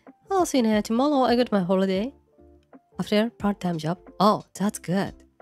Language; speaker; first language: English; non-native, learner; Japanese